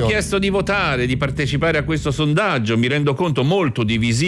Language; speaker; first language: Italian; native; Italian